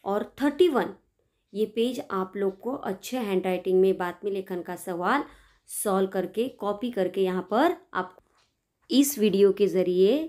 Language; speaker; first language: Hindi; non-native, local second language; Marathi